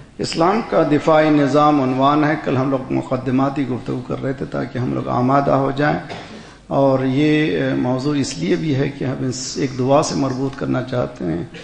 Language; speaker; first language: Urdu; native; Urdu